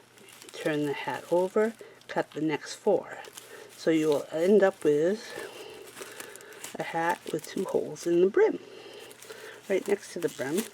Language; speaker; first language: English; native; English